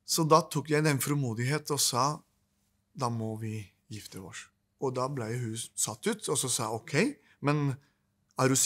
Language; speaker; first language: Norwegian; non-native, fluent; Spanish